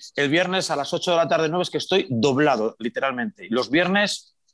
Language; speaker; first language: Spanish; native; Spanish